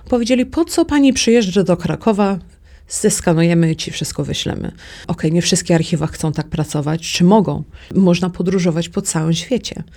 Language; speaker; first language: Polish; early bilingual, heritage; Polish